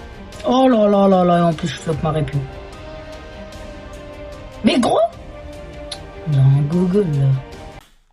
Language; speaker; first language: French; native; French